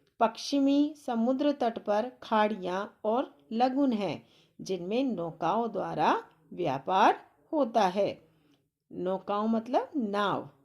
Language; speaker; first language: Hindi; native; Hindi